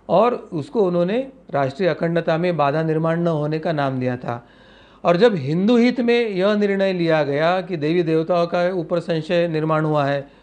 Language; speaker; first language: Hindi; non-native, local second language; Marathi